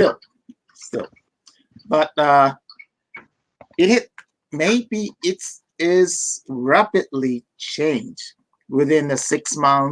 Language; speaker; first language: English; non-native, fluent; Japanese